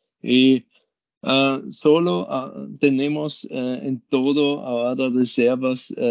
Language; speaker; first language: Spanish; non-native, learner; German